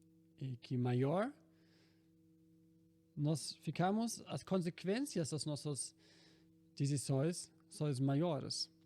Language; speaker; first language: Portuguese; non-native, fluent; German